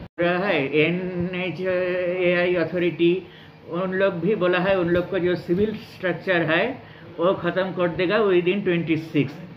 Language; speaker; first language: Hindi; non-native, local second language; Nepali